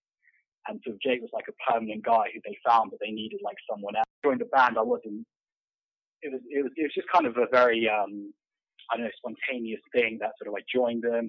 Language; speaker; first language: English; native; English